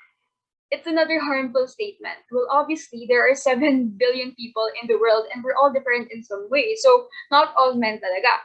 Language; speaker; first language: English; non-native, local second language; Filipino